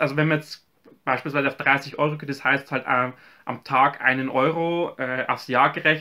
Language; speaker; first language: German; native; German